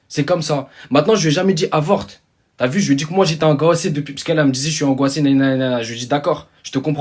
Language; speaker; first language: French; native; French